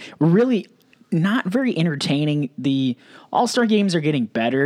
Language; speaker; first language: English; native; English